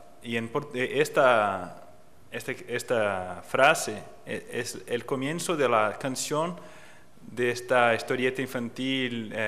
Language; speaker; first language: Spanish; non-native, fluent; Portuguese